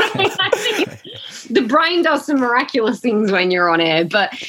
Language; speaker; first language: English; native; English